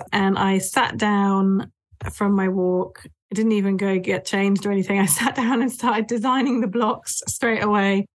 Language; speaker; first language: English; native; English